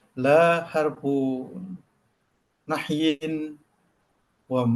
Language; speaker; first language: Arabic; non-native, learner; Indonesian